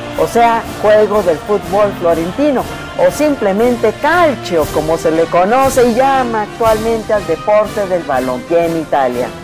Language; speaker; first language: Spanish; native; Spanish